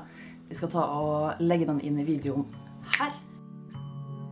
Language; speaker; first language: Norwegian; native; Norwegian